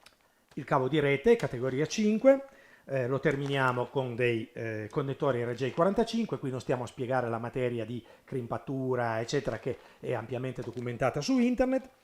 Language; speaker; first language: Italian; native; Italian